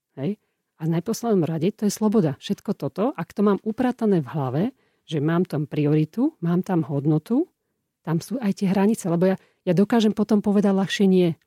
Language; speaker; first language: Slovak; native; Slovak